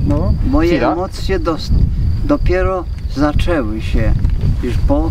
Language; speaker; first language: Polish; native; Polish